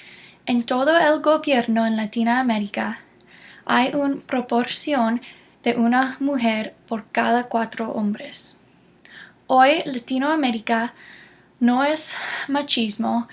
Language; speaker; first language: Spanish; non-native, learner; English